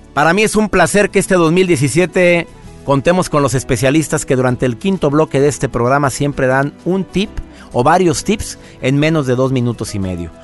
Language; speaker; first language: Spanish; native; Spanish